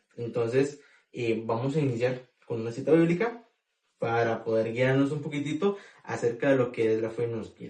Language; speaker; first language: Spanish; native; Spanish